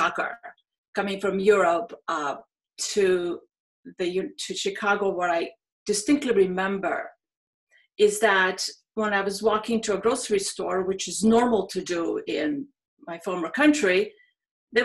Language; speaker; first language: English; non-native, fluent; Serbian